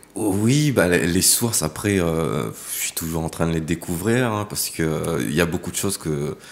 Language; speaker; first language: French; native; French